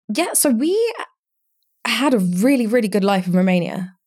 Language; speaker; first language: English; early bilingual, other home language; Romanian